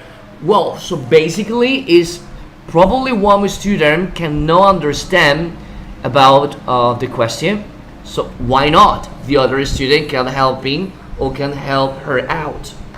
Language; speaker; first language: English; non-native, fluent; Spanish